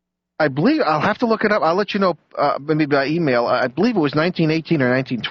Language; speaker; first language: English; native; English